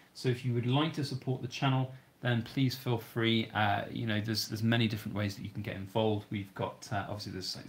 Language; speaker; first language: English; native; English